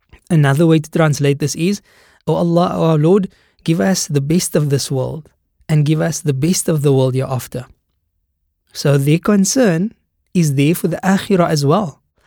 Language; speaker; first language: English; native; English